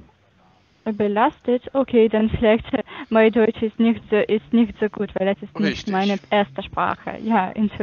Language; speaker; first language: German; non-native, fluent; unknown